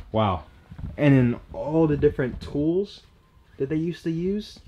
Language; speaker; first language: English; native; English